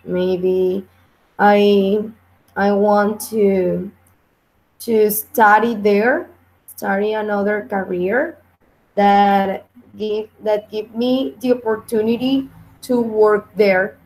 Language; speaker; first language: English; non-native, learner; Spanish